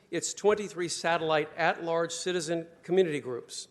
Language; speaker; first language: English; native; English